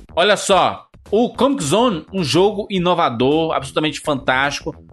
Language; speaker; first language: Portuguese; native; Portuguese